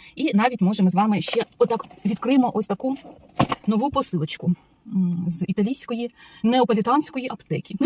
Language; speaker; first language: Ukrainian; non-native, local second language; Russian